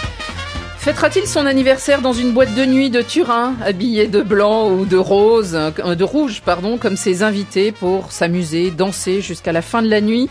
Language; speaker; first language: French; native; French